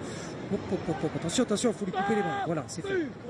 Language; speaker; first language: French; native; French